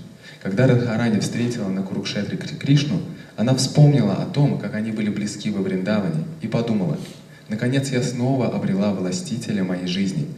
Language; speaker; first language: Russian; native; Russian